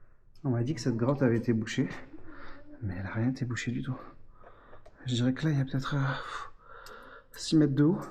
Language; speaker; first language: French; native; French